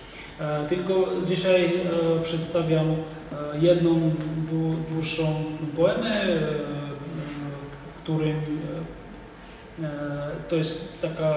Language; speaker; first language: Polish; non-native, fluent; Georgian